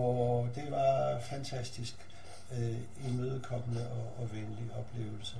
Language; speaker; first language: Danish; non-native, fluent; Polish